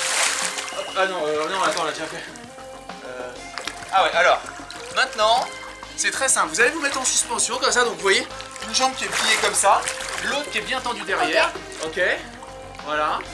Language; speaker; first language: French; native; French